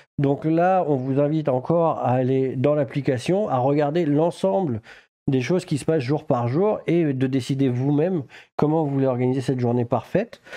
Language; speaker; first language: French; native; French